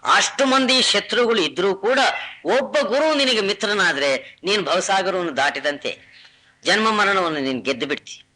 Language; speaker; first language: Kannada; non-native, local second language; Telugu